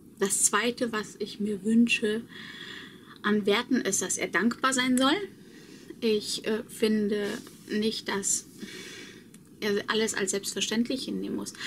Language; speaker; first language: German; early bilingual, other home language; Polish